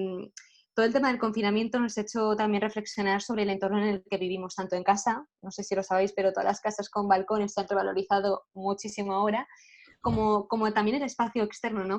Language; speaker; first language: Spanish; native; Spanish